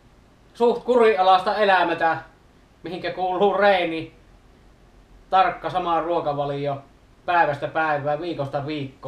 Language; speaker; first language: Finnish; native; Finnish